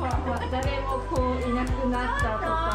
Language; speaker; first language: Japanese; native; Japanese